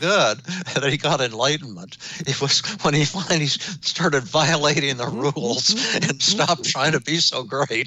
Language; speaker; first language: English; native; English